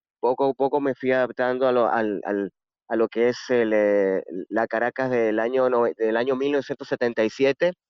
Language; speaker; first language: Spanish; native; Spanish